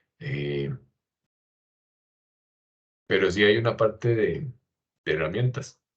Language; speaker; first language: Spanish; native; Spanish